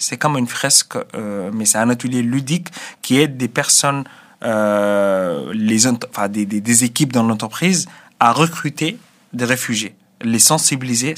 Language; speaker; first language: French; non-native, fluent; Arabic